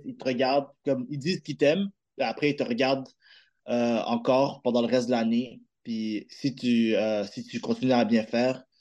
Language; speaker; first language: French; native; French